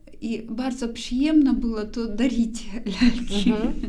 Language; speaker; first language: Polish; non-native, learner; Ukrainian